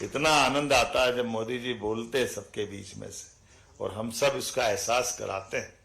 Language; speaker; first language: Hindi; native; Hindi